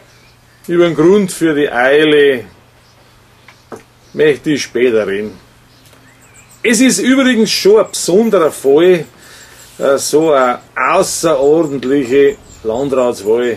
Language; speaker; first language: German; native; German